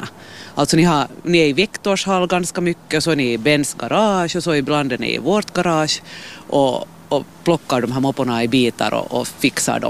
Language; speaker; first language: Swedish; native; Swedish